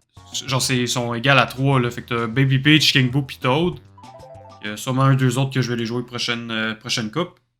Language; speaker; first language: French; native; French